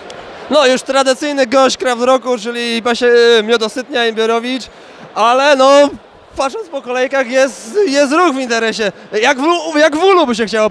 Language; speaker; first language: Polish; native; Polish